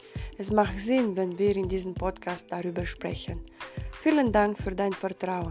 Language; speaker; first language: German; non-native, fluent; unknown